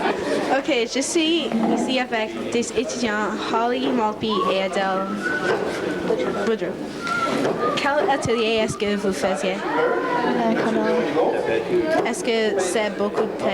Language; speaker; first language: French; non-native, local second language; English